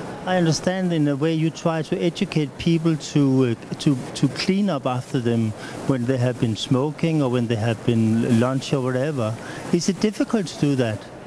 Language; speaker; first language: English; non-native, fluent; Danish